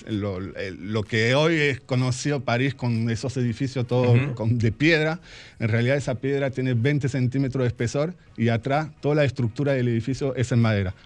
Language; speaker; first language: Spanish; early bilingual, heritage; Spanish